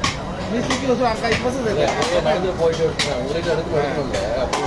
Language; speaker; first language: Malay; non-native, local second language; Tamil